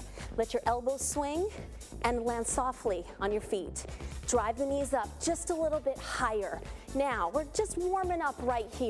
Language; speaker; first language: English; native; English